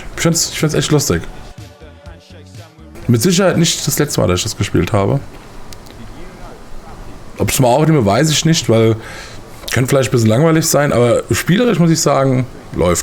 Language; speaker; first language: German; native; German